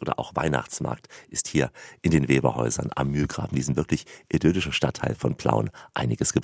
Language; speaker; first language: German; native; German